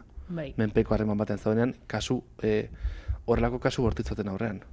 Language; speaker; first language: Basque; native; Basque